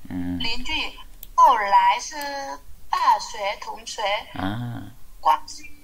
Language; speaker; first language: Chinese; non-native, learner; Vietnamese